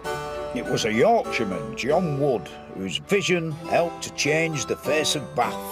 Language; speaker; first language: English; native; English